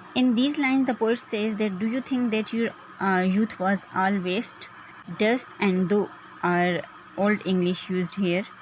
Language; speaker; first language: English; non-native, local second language; Urdu